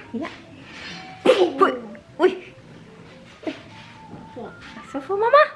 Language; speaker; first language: Dutch; non-native, learner; Filipino